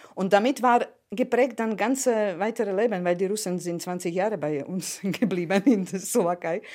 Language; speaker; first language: German; non-native, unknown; Slovak